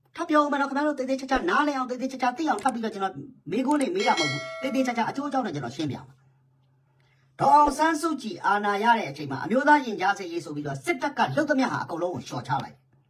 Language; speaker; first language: Burmese; non-native, local second language; S'gaw Karen